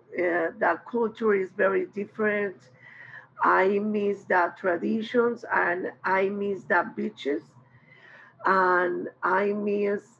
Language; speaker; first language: English; non-native, learner; Spanish